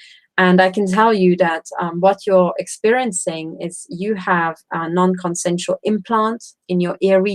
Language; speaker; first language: English; non-native, fluent; Romanian